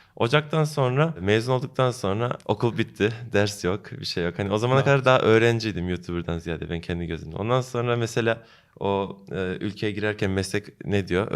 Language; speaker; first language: Turkish; early bilingual, heritage; Turkish